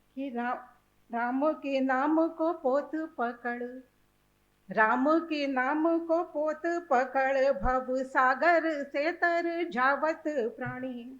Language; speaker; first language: Hindi; native; Hindi